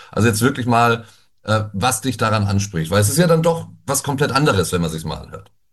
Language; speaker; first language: German; native; German